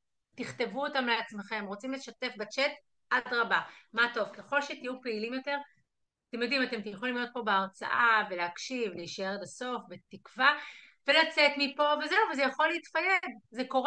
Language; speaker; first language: Hebrew; native; Hebrew